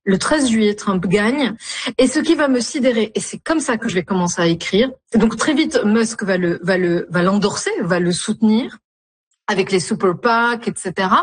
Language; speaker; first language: French; non-native, local second language; Arabic